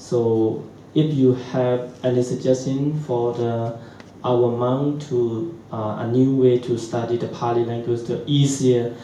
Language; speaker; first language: English; non-native, learner; Shan